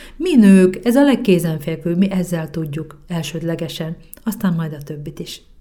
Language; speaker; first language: Hungarian; native; Hungarian